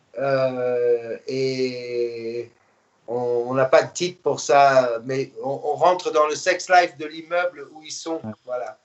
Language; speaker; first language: French; non-native, fluent; English